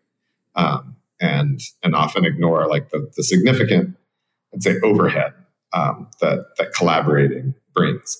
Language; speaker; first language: English; native; English